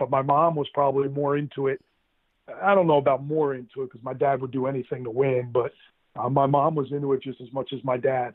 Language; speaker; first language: English; native; English